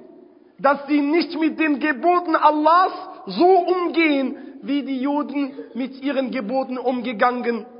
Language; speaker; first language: German; non-native, fluent; Arabic